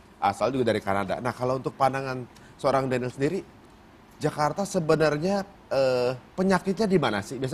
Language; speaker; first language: Indonesian; native; Indonesian